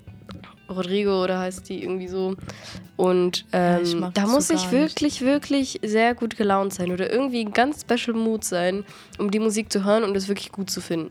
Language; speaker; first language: German; native; German